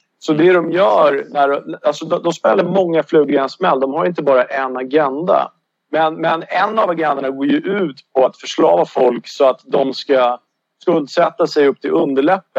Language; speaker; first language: Swedish; native; Swedish